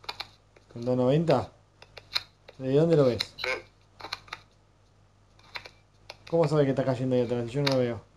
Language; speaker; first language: Spanish; native; Spanish